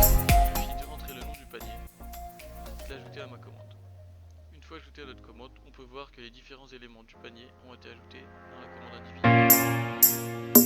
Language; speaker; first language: French; native; French